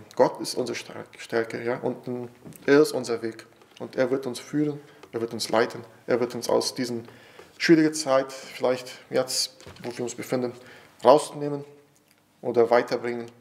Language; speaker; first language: German; non-native, fluent; Portuguese